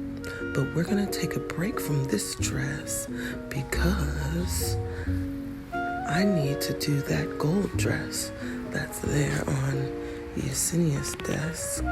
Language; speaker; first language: English; native; English